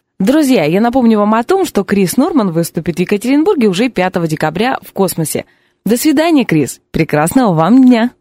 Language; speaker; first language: Russian; native; Russian